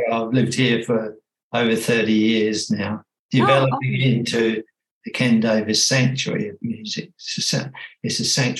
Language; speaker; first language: English; native; English